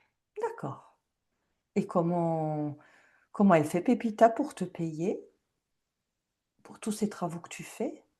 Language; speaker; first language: French; native; French